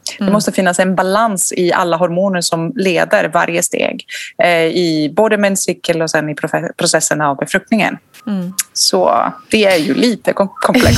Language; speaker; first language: Swedish; non-native, fluent; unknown